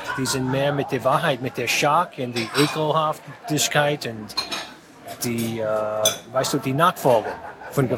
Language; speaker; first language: German; non-native, fluent; English